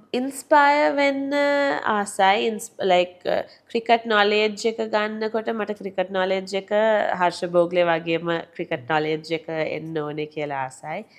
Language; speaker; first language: Sinhala; non-native, local second language; Tamil